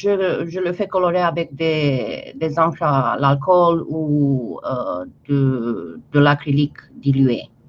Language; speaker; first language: French; non-native, fluent; Romanian